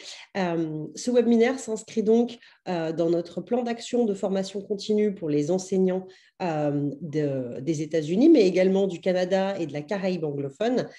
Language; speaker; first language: French; native; French